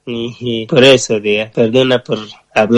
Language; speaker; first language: Spanish; non-native, learner; Persian